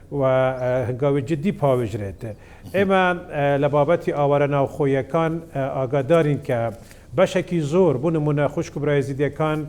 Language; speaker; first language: Central Kurdish; non-native, local second language; Kurdish